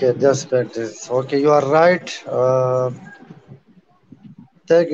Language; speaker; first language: English; non-native, learner; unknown